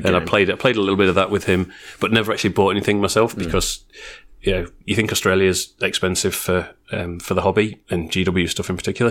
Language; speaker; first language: English; native; English